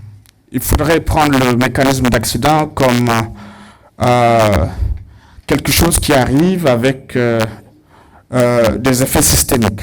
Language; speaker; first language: French; non-native, local second language; Wolof